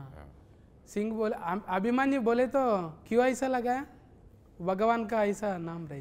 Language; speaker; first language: Hindi; non-native, local second language; Telugu